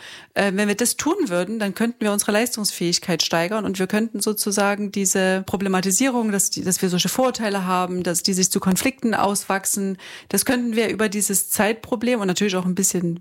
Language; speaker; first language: German; native; German